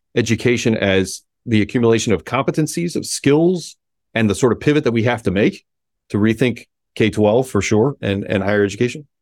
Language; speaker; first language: English; early bilingual, other home language; Spanish